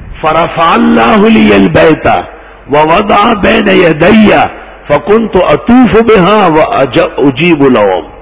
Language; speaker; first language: Urdu; non-native, local second language; Pashto